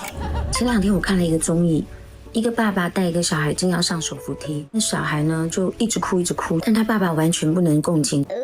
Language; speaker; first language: Chinese; native; Chinese